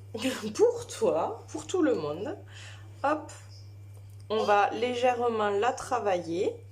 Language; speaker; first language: French; native; French